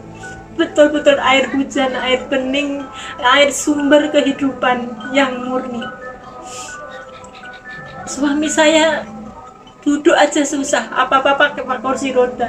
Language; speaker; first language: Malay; non-native, local second language; Javanese